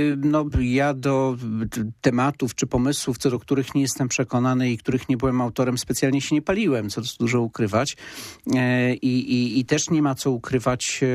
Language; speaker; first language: Polish; native; Polish